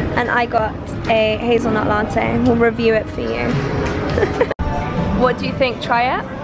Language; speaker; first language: English; early bilingual, other home language; Persian